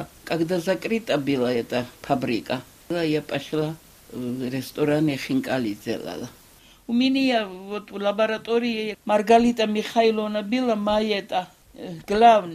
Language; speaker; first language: Russian; non-native, local second language; Georgian